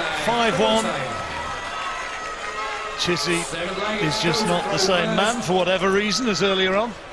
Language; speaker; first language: English; native; English